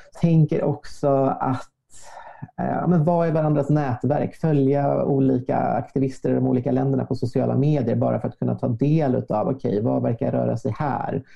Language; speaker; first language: Swedish; native; Swedish